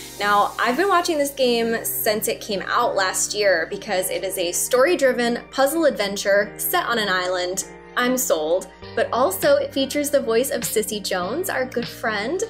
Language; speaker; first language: English; native; English